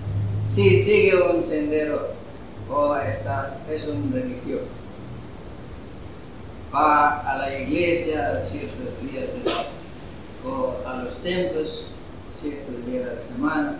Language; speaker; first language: Spanish; non-native, fluent; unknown